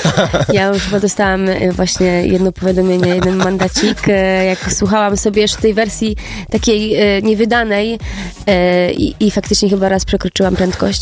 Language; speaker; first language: Polish; native; Polish